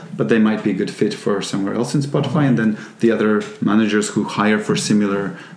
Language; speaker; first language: English; non-native, fluent; Polish